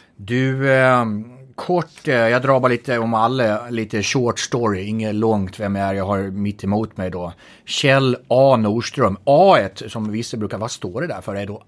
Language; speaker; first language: Swedish; native; Swedish